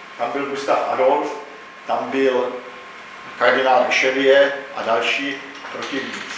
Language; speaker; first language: Czech; native; Czech